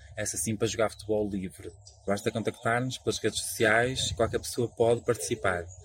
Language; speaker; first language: Portuguese; native; Portuguese